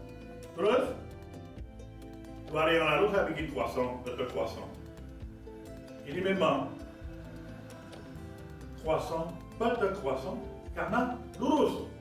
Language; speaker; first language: Indonesian; non-native, fluent; French